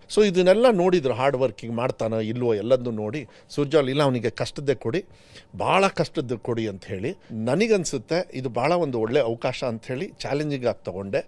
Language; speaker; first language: Kannada; native; Kannada